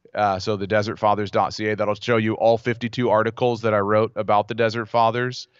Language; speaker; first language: English; native; English